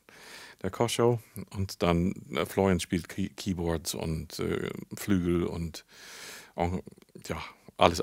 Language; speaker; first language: German; non-native, fluent; English